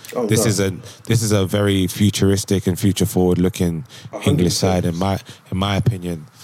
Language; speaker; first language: English; native; English